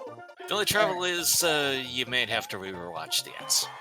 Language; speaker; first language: English; native; English